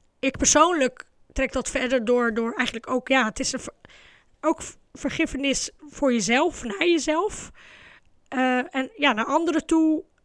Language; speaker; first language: Dutch; early bilingual, other home language; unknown